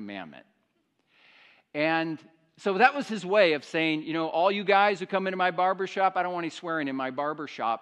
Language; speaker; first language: English; native; English